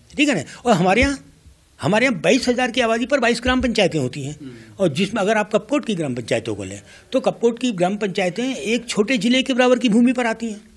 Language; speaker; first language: Hindi; native; Hindi